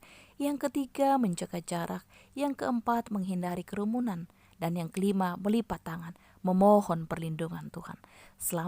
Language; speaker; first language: Malay; native; Malay